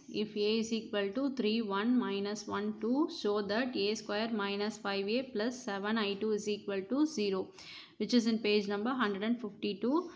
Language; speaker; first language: English; non-native, local second language; Tamil